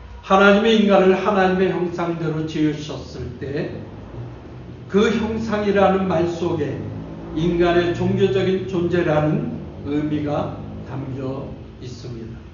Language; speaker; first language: Korean; native; Korean